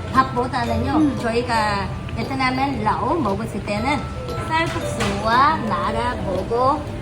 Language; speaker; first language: Korean; non-native, fluent; Vietnamese